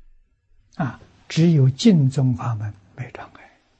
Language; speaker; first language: Chinese; native; Chinese